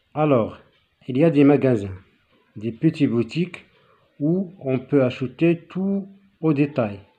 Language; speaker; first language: French; non-native, local second language; Arabic